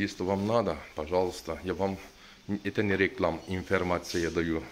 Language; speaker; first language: Russian; non-native, learner; Turkish